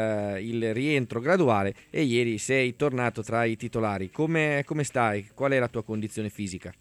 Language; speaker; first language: Italian; native; Italian